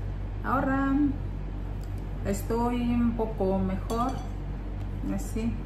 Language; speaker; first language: Spanish; non-native, learner; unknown